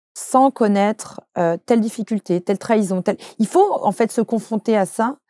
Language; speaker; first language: French; native; French